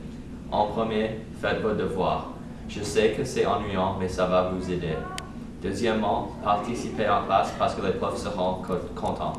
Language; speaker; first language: French; non-native, fluent; English